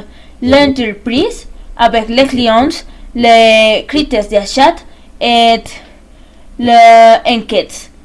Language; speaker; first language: French; non-native, learner; Spanish